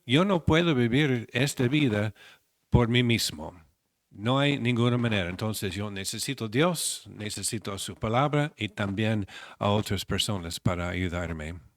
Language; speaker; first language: Spanish; non-native, fluent; English